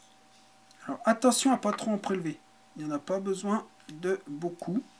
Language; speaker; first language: French; native; French